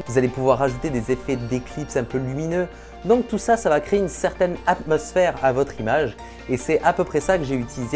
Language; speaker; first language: French; native; French